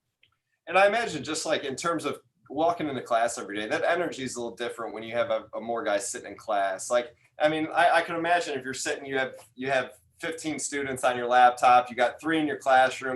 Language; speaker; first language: English; native; English